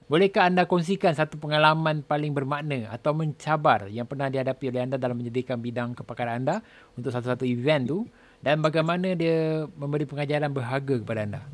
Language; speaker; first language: Malay; native; Malay